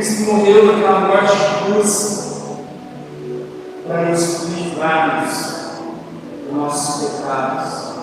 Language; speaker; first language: Portuguese; native; Portuguese